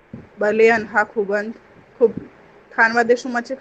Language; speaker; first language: Persian; non-native, learner; Urdu